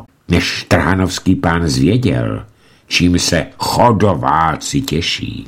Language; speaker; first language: Czech; native; Czech